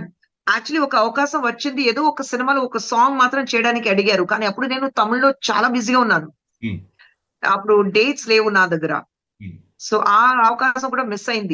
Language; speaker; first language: Telugu; non-native, fluent; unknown